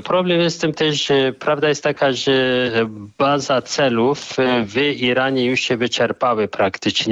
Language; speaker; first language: Polish; non-native, fluent; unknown